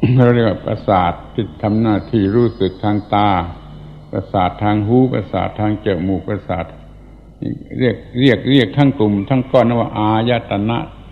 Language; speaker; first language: Thai; native; Thai